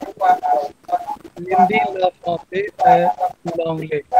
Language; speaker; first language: French; non-native, learner; Hindi